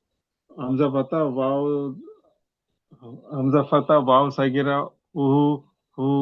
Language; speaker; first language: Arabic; non-native, learner; Telugu